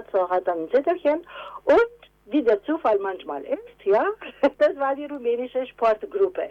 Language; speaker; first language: German; non-native, fluent; Romanian